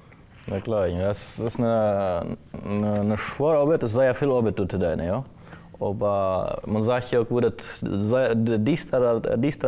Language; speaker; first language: German; non-native, local second language; Plautdietsch